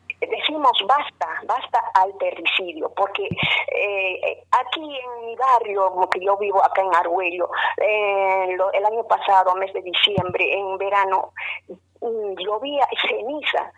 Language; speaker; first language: Spanish; non-native, local second language; Aymara